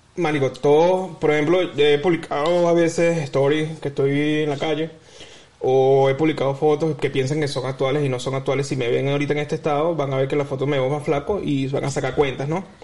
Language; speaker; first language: Spanish; native; Spanish